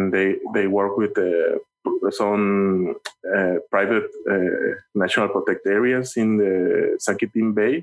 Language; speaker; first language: English; non-native, learner; Spanish